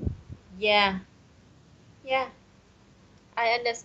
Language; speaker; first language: English; non-native, learner; Vietnamese